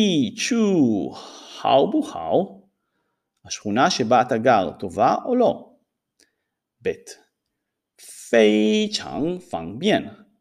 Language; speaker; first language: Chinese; non-native, fluent; Hebrew